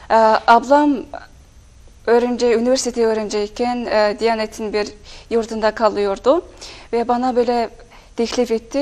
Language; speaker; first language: Turkish; non-native, fluent; Mongolian